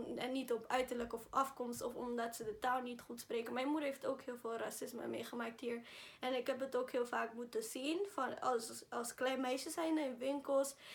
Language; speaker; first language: Dutch; early bilingual, other home language; Spanish